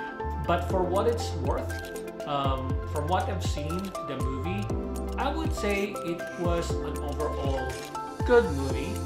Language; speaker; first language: English; non-native, local second language; Filipino